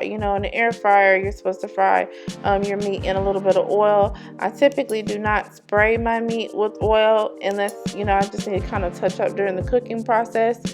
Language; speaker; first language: English; native; English